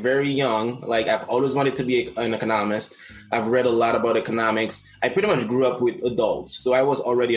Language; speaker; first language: English; non-native, fluent; Haitian Creole